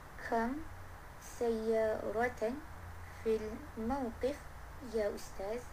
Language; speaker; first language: Arabic; non-native, learner; Malay